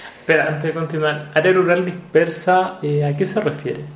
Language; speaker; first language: Spanish; native; Spanish